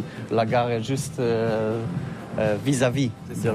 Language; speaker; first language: French; non-native, learner; Polish